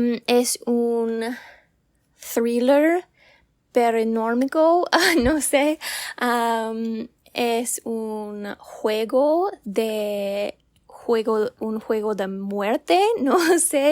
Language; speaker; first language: Spanish; non-native, learner; English